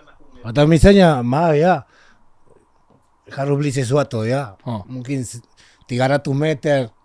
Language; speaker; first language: Indonesian; non-native, learner; Spanish